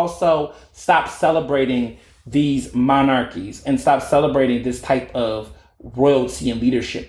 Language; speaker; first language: English; native; English